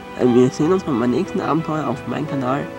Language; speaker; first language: German; non-native, local second language; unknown